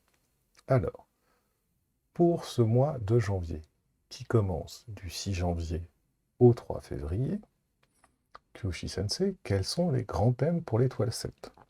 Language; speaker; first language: French; native; French